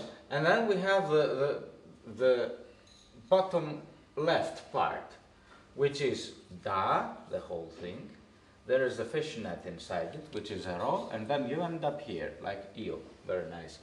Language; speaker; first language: English; non-native, fluent; Greek